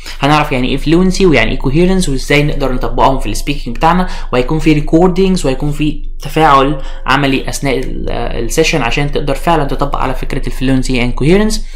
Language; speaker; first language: Egyptian Arabic; native; Egyptian Arabic